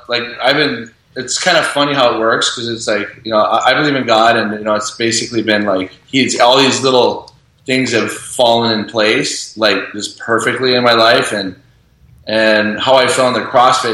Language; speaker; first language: English; native; English